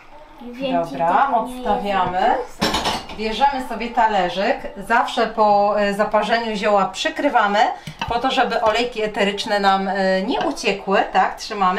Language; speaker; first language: Polish; native; Polish